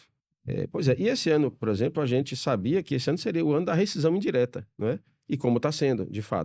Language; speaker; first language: Portuguese; native; Portuguese